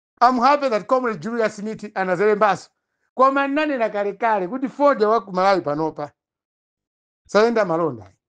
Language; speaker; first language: Nyanja; non-native, local second language; Tumbuka